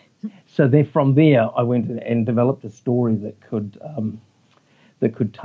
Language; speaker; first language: English; native; English